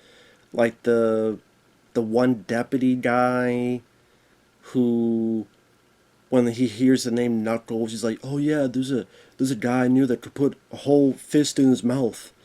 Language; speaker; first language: English; native; English